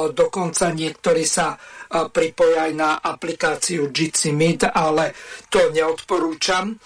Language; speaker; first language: Slovak; native; Slovak